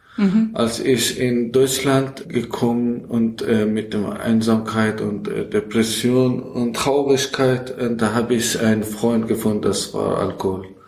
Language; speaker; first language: German; non-native, learner; Persian